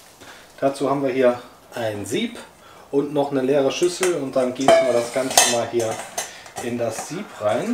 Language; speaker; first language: German; native; German